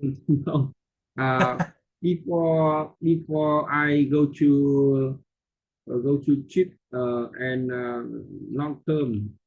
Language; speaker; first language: English; non-native, learner; Vietnamese